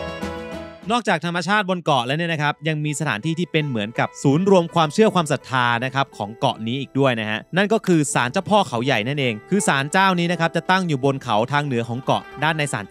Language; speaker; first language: Thai; native; Thai